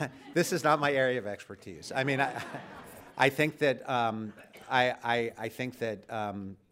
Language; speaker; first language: English; early bilingual, other home language; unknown